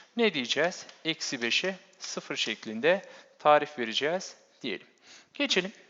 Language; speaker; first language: Turkish; native; Turkish